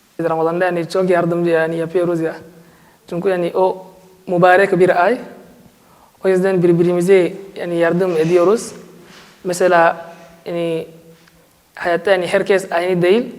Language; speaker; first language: Turkish; non-native, learner; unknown